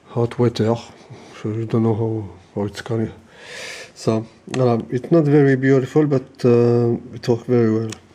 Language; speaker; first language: English; non-native, learner; French